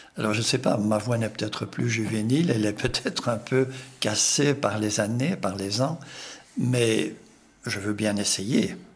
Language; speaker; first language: French; non-native, local second language; Dutch